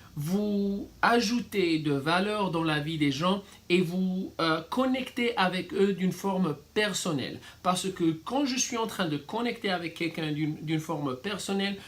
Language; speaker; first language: French; non-native, fluent; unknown